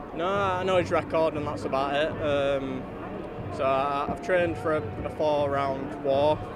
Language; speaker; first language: English; native; English